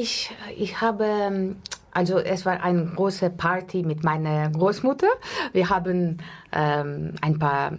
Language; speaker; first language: German; non-native, learner; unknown